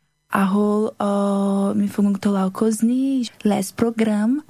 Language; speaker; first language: Hungarian; non-native, learner; Portuguese